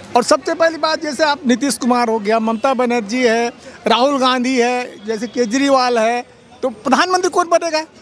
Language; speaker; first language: Hindi; native; Hindi